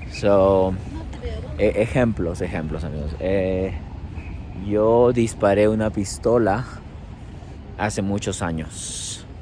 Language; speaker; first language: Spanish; early bilingual, heritage; Spanish